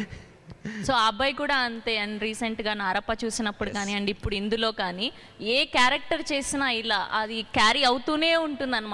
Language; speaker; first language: Telugu; native; Telugu